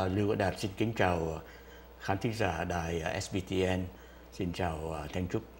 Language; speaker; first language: Vietnamese; native; Vietnamese